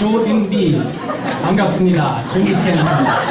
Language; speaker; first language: Korean; non-native, learner; German